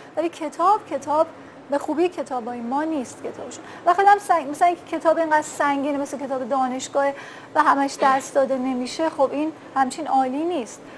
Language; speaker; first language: Persian; native; Persian